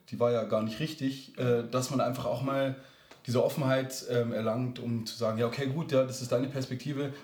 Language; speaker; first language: German; native; German